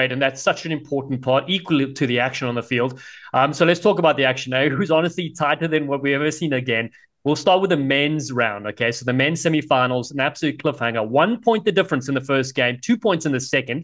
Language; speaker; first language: English; native; English